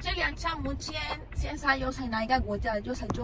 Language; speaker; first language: Chinese; non-native, learner; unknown